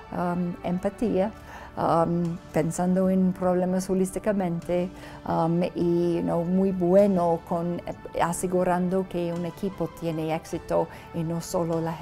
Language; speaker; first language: Spanish; non-native, learner; English